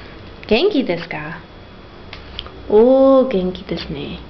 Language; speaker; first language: Japanese; non-native, learner; English